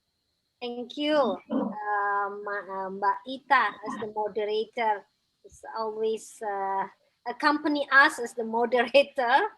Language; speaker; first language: English; non-native, fluent; Indonesian